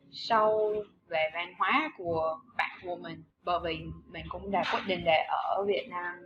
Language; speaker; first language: Vietnamese; non-native, fluent; English